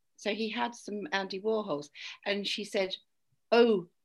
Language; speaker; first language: English; native; English